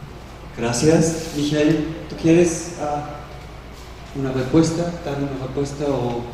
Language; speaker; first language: Spanish; non-native, fluent; German